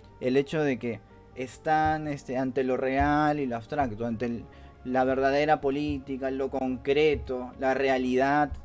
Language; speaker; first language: Spanish; native; Spanish